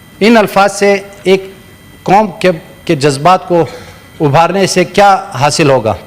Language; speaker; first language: Urdu; non-native, local second language; Pashto